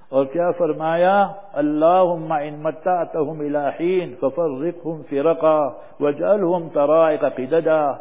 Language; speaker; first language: Urdu; non-native, fluent; English